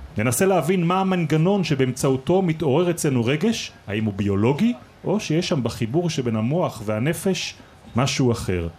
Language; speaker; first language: Hebrew; native; Hebrew